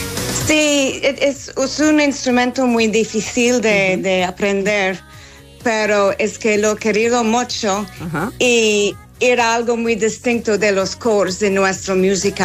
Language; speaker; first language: Spanish; non-native, learner; English